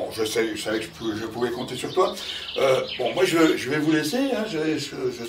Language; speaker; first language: French; native; French